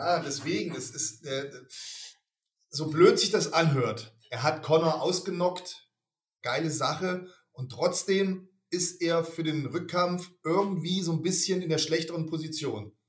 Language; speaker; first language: German; native; German